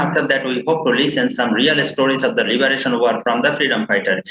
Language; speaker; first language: English; non-native, local second language; Bangla